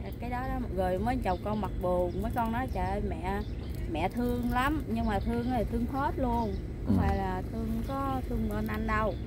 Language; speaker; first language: Vietnamese; non-native, local second language; Khmer